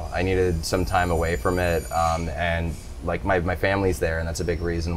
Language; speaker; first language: English; native; English